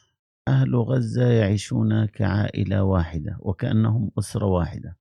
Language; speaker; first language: Arabic; native; Arabic